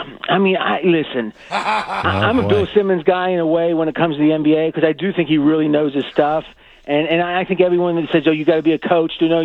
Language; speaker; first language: English; native; English